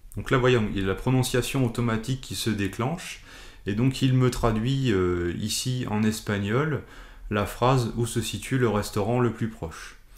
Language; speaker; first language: French; native; French